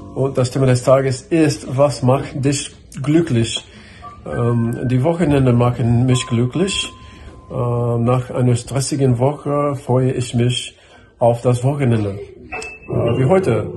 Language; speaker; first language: German; non-native, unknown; English